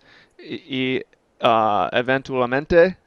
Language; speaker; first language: Spanish; non-native, learner; English